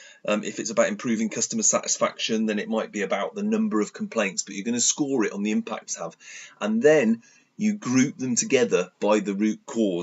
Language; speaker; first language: English; native; English